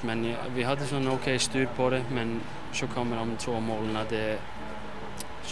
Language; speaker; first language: Swedish; non-native, fluent; Icelandic